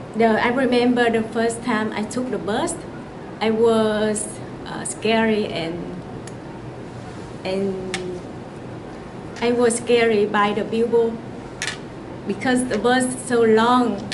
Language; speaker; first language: English; non-native, learner; Vietnamese